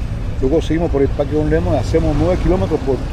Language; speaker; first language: Spanish; native; Spanish